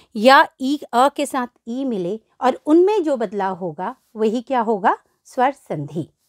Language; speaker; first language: Hindi; native; Hindi